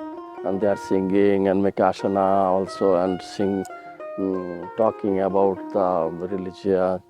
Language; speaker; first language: English; non-native, learner; Bangla